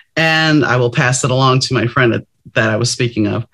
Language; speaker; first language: English; native; English